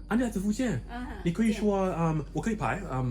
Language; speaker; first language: Chinese; non-native, learner; English